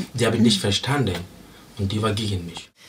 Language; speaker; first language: German; non-native, learner; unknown